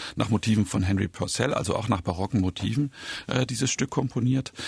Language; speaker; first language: German; native; German